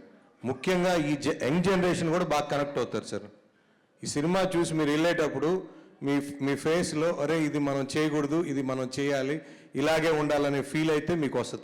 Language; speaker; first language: Telugu; native; Telugu